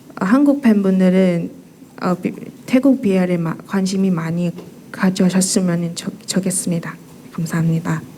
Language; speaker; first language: Korean; non-native, fluent; Thai